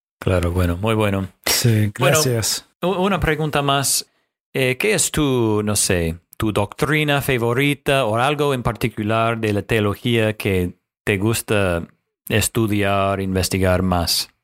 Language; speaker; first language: Spanish; non-native, fluent; English